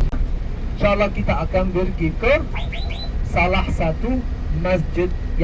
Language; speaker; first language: Indonesian; non-native, fluent; Arabic